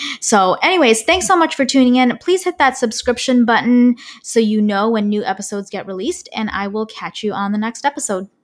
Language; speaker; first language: English; early bilingual, other home language; Malayalam